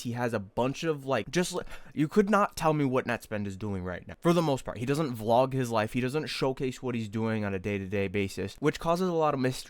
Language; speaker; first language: English; native; English